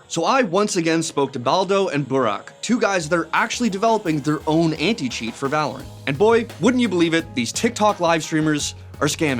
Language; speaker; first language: English; native; English